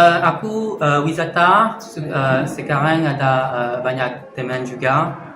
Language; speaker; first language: Indonesian; non-native, learner; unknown